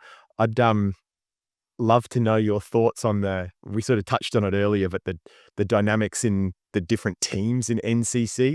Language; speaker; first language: English; native; English